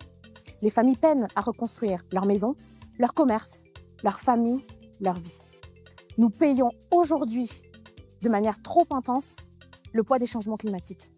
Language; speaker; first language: French; non-native, local second language; Malagasy